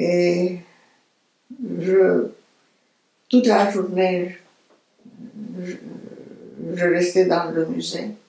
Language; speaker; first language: French; non-native, fluent; Romanian